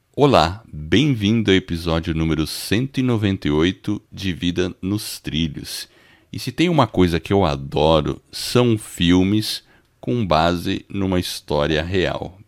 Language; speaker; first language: Portuguese; non-native, fluent; English